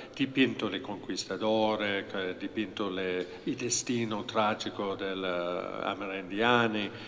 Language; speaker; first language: Italian; non-native, fluent; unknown